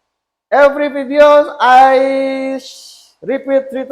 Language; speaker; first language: English; non-native, fluent; Indonesian